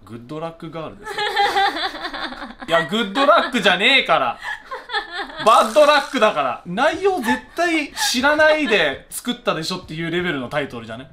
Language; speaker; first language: Japanese; early bilingual, other home language; English